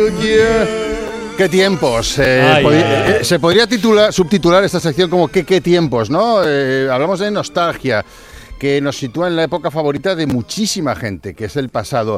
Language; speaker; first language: Spanish; native; Spanish